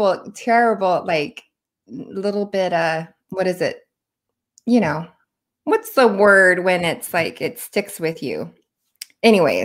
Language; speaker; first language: English; native; English